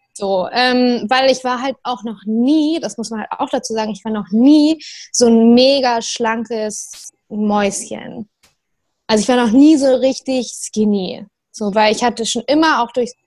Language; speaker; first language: German; native; German